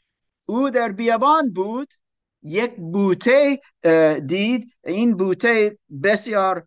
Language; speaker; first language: Persian; non-native, learner; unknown